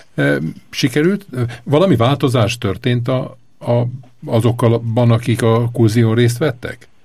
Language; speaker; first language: Hungarian; native; Hungarian